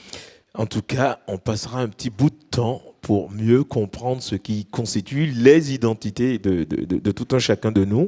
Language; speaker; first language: French; native; French